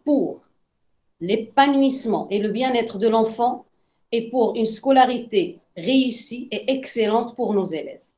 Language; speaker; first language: French; non-native, local second language; Arabic